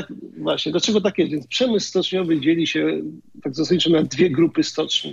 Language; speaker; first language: Polish; native; Polish